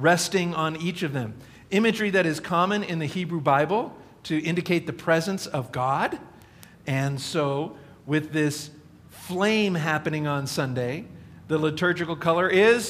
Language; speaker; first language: English; native; English